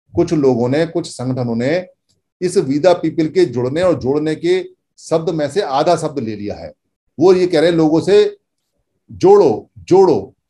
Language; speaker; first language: Hindi; native; Hindi